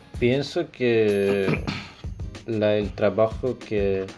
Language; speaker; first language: Spanish; non-native, learner; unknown